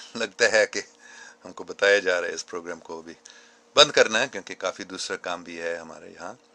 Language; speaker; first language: Urdu; non-native, local second language; English